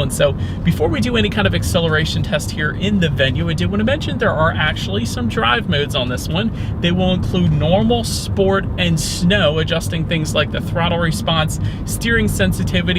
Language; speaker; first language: English; native; English